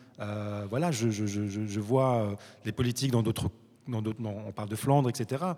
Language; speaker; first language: French; early bilingual, other home language; Arabic